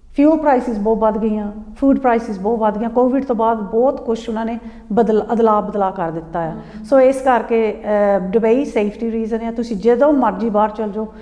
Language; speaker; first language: Punjabi; early bilingual, heritage; Punjabi